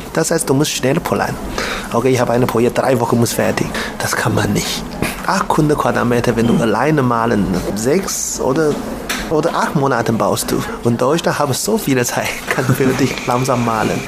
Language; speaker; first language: German; non-native, learner; Chinese